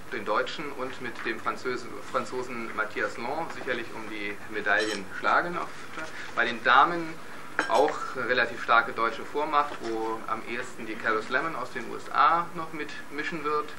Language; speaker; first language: German; native; German